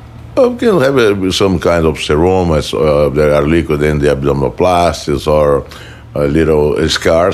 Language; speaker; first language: English; non-native, fluent; Portuguese